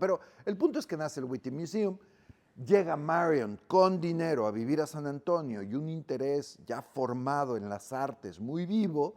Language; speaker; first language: Spanish; native; Spanish